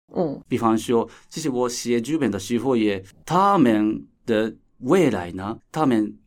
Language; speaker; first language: Chinese; non-native, fluent; Japanese